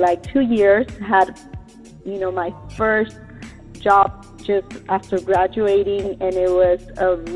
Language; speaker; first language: English; early bilingual, other home language; Spanish